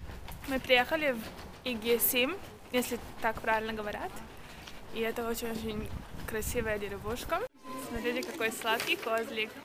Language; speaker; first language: Russian; early bilingual, heritage; Russian